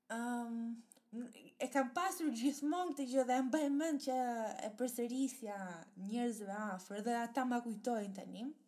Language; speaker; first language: Albanian; early bilingual, heritage; Albanian